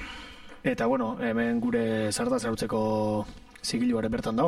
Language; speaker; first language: Basque; native; Basque